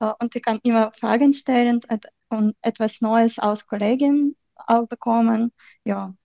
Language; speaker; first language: German; non-native, fluent; Ukrainian